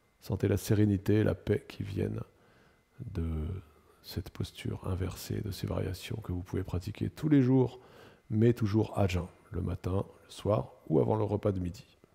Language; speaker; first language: French; native; French